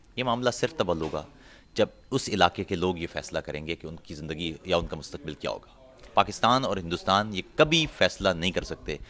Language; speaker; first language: Urdu; non-native, local second language; Punjabi